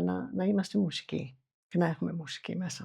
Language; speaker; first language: Greek; non-native, fluent; English